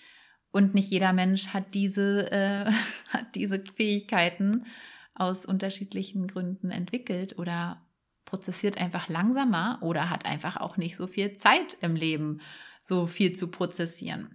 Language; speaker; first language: German; native; German